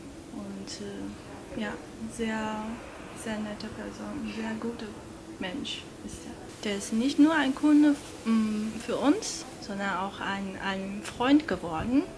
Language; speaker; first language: German; non-native, fluent; Turkish